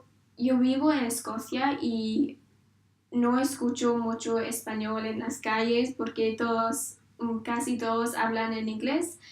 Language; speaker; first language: Spanish; non-native, learner; English